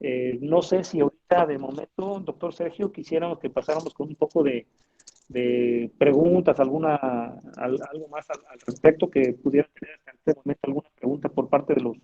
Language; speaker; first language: Spanish; native; Spanish